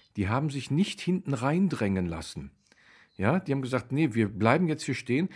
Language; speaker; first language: German; native; German